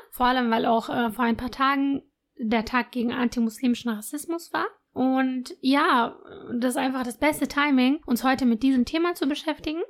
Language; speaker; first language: German; early bilingual, other home language; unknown